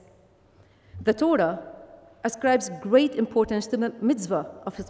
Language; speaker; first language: English; non-native, fluent; Arabic